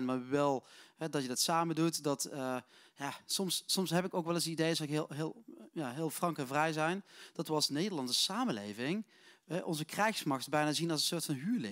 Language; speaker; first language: Dutch; native; Dutch